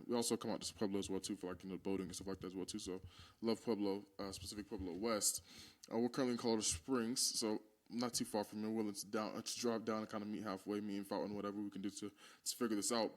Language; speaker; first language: English; native; English